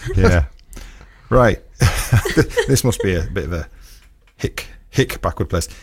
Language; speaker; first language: English; native; English